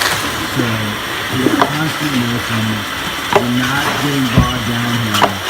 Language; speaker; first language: English; native; English